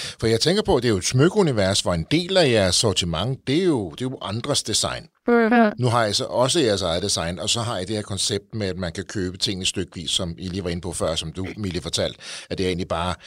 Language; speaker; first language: Danish; native; Danish